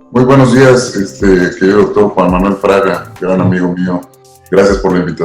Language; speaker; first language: Spanish; native; Spanish